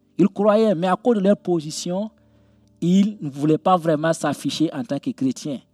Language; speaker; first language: French; non-native, local second language; Mossi